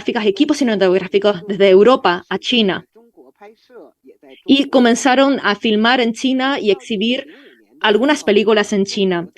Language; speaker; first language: Spanish; non-native, fluent; Chinese